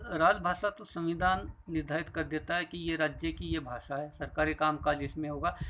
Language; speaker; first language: Hindi; native; Hindi